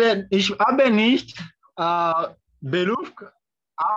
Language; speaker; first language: German; non-native, learner; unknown